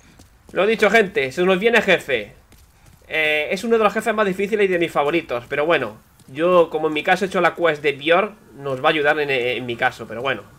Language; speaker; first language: Spanish; native; Spanish